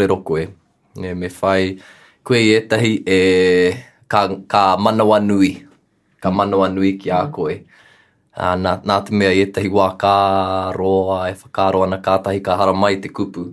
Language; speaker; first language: Māori; non-native, local second language; English